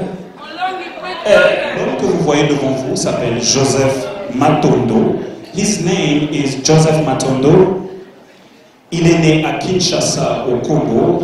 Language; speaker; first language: French; non-native, local second language; Lingala